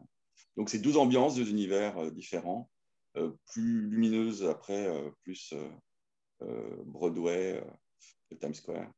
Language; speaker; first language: French; native; French